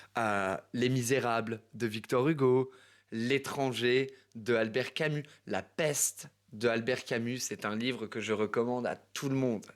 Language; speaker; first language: French; native; French